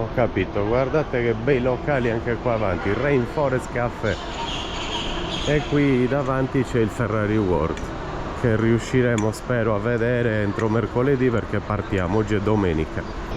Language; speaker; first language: Italian; native; Italian